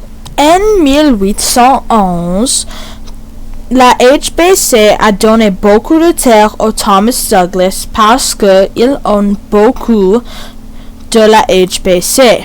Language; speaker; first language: French; non-native, learner; English